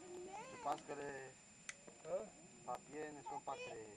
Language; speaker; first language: French; non-native, learner; Bulgarian